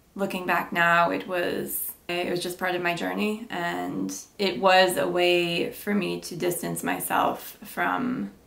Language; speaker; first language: English; native; English